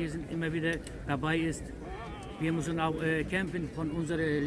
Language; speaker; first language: German; non-native, learner; Turkish